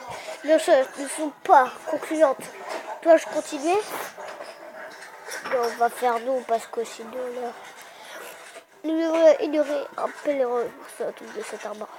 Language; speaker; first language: French; native; French